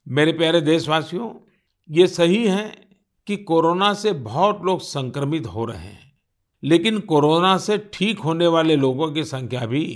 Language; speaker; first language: Hindi; non-native, local second language; Gujarati